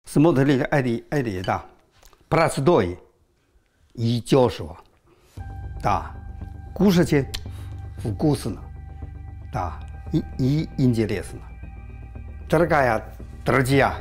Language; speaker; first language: Russian; non-native, learner; Chinese